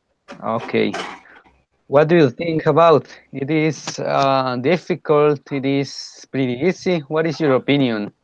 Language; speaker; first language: English; non-native, fluent; Spanish